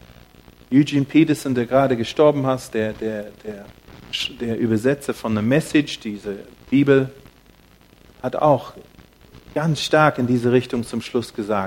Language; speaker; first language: German; non-native, fluent; English